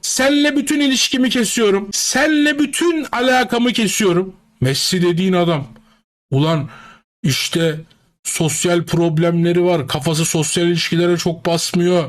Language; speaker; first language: Turkish; native; Turkish